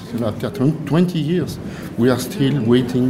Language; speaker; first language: English; non-native, fluent; French